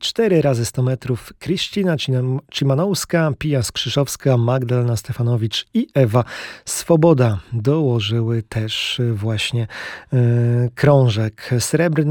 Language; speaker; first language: Polish; native; Polish